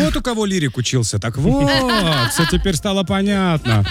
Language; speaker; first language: Russian; native; Russian